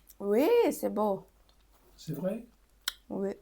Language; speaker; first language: French; non-native, learner; Thai